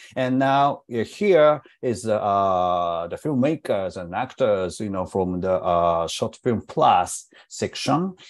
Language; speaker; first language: English; non-native, fluent; Japanese